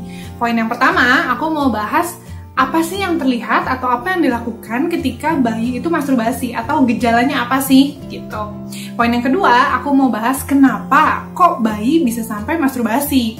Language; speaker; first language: Indonesian; native; Indonesian